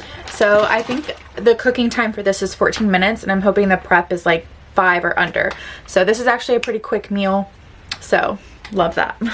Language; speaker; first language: English; native; English